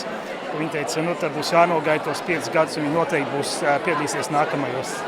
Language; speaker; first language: Latvian; early bilingual, heritage; Latvian